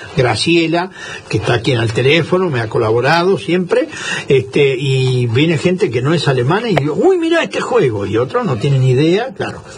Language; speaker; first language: Spanish; native; Spanish